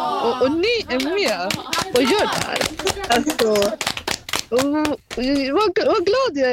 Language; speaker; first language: Swedish; non-native, fluent; Baluchi